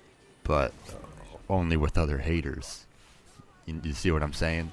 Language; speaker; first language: English; native; English